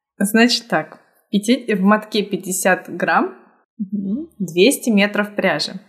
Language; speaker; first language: Russian; native; Russian